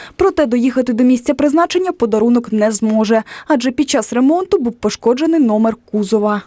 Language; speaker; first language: Ukrainian; native; Ukrainian